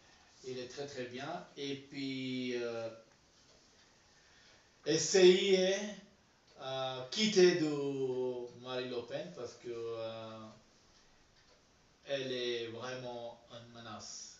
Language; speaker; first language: French; non-native, learner; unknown